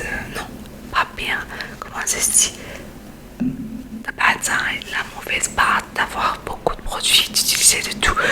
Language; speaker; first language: French; non-native, learner; Spanish